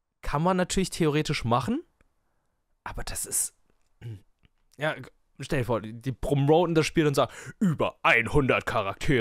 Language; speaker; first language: German; native; German